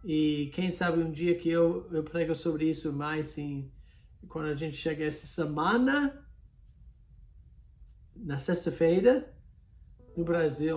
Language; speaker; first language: Portuguese; non-native, fluent; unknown